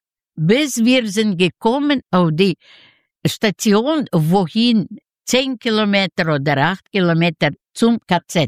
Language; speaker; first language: German; non-native, learner; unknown